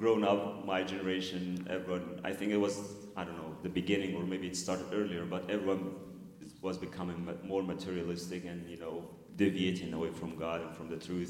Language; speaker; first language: English; non-native, fluent; Arabic